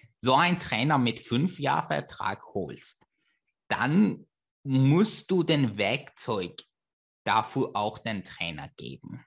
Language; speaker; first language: German; non-native, fluent; Persian